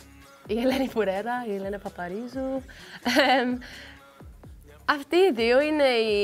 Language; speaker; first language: Greek; early bilingual, heritage; Greek